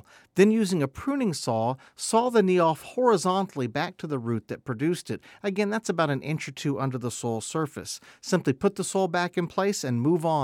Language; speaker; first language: English; native; English